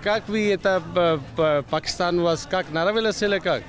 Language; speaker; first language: Russian; non-native, learner; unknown